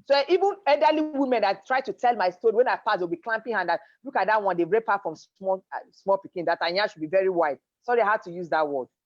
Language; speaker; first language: English; non-native, local second language; Yoruba